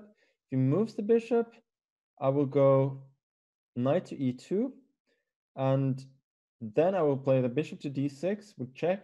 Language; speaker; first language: English; non-native, fluent; Norwegian